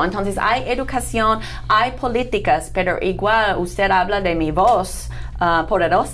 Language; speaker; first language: Spanish; non-native, fluent; English